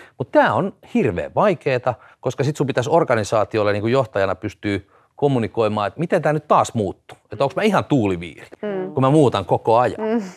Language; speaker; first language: Finnish; native; Finnish